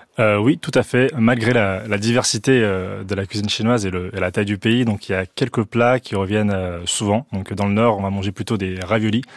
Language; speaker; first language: French; early bilingual, other home language; Chinese